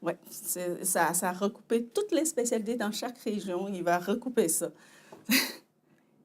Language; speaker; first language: French; non-native, fluent; Chinese